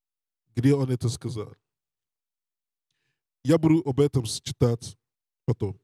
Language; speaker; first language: Russian; non-native, learner; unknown